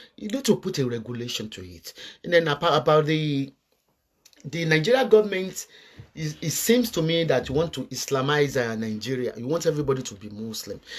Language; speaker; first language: English; non-native, local second language; Yoruba